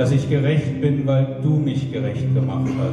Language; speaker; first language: German; non-native, fluent; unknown